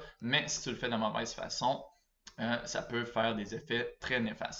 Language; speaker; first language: French; native; French